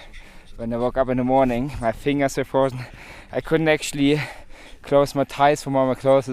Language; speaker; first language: English; native; English